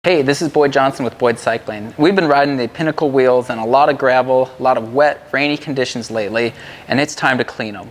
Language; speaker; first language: English; native; English